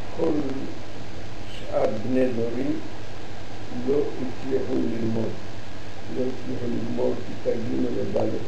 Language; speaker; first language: Hebrew; early bilingual, other home language; Arabic